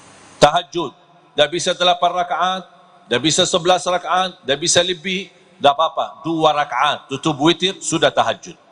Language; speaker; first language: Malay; non-native, fluent; Arabic